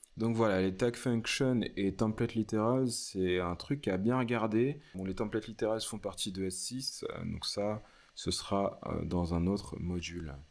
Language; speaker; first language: French; native; French